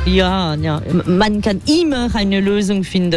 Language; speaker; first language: German; non-native, fluent; French